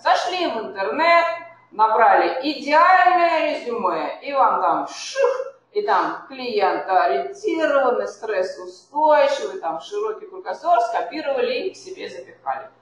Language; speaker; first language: Russian; native; Russian